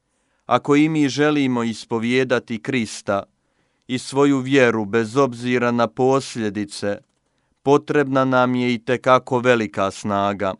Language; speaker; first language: Croatian; native; Croatian